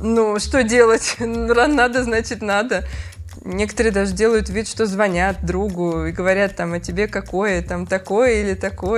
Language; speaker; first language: Russian; native; Russian